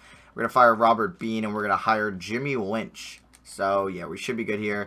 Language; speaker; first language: English; native; English